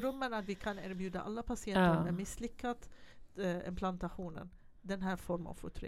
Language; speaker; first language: Swedish; non-native, fluent; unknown